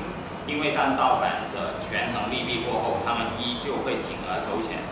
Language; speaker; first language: Chinese; native; Chinese